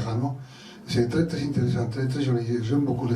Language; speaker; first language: French; non-native, learner; Spanish